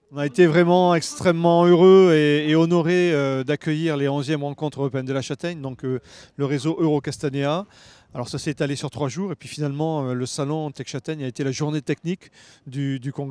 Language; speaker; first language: French; native; French